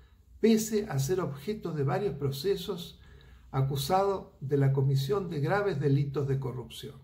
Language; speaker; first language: Spanish; native; Spanish